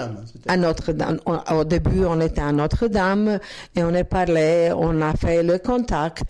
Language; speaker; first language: French; non-native, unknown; Croatian